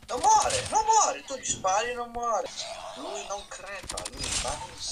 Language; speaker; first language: Italian; native; Italian